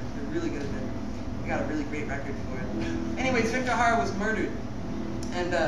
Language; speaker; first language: English; native; English